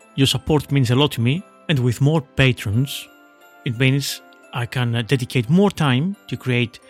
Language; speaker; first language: English; non-native, fluent; Greek